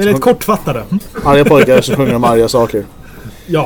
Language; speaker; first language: Swedish; native; Swedish